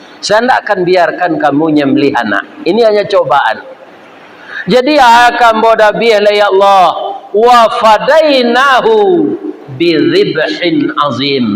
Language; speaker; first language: Malay; non-native, local second language; Minangkabau